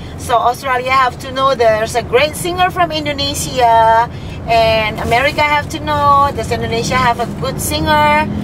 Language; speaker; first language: English; non-native, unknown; Indonesian